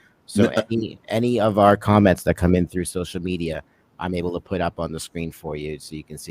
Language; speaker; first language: English; native; English